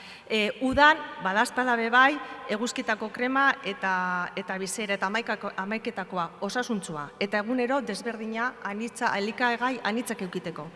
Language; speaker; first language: Basque; native; Basque